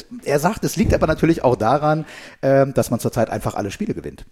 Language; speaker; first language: German; native; German